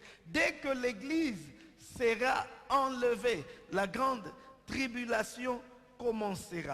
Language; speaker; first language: French; non-native, local second language; Lingala